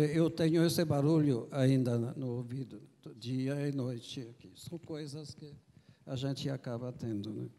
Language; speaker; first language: Portuguese; non-native, fluent; French